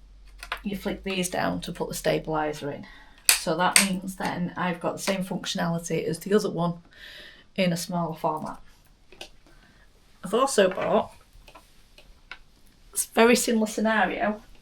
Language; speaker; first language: English; native; English